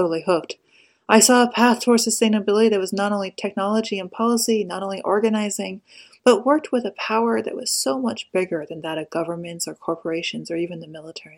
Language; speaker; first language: English; native; English